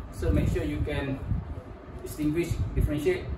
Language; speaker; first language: English; non-native, local second language; Malay